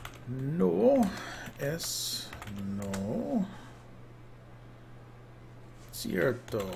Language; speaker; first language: Spanish; non-native, learner; English